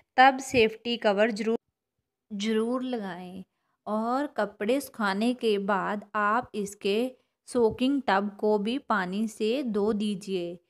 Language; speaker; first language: Hindi; non-native, local second language; Punjabi